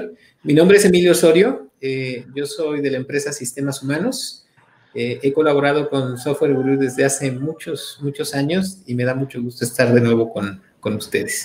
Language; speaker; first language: Spanish; native; Spanish